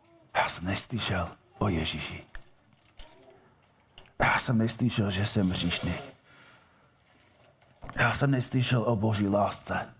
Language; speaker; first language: Czech; non-native, fluent; English